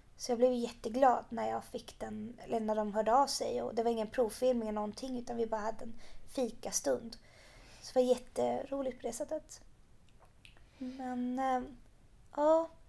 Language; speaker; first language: Swedish; early bilingual, other home language; Persian